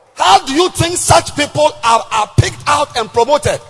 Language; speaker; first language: English; non-native, local second language; Akan